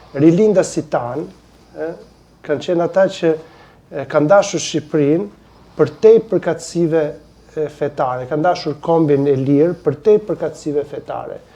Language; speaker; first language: Albanian; native; Albanian